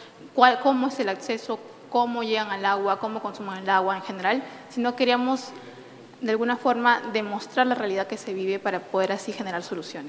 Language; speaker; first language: Spanish; native; Spanish